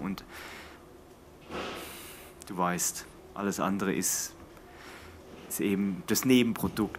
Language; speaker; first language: German; native; German